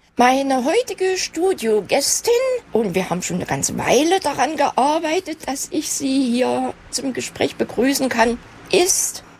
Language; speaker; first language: German; native; German